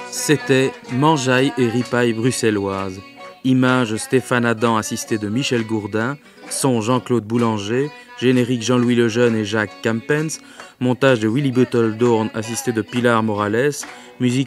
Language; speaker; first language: French; native; French